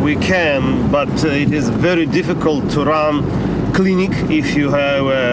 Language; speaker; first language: English; non-native, fluent; Ukrainian